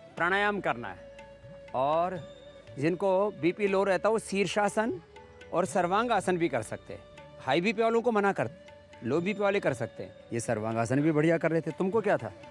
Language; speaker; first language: Hindi; native; Hindi